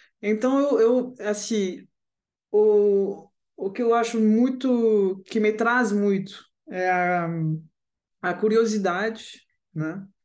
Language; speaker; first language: Portuguese; non-native, fluent; French